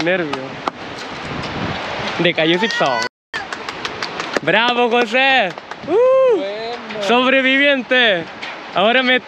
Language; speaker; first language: Spanish; non-native, learner; Thai